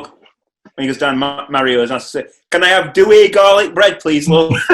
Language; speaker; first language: English; native; English